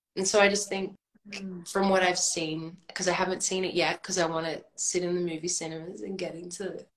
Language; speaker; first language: English; native; English